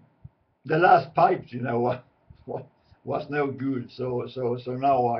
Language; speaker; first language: English; non-native, learner; Swedish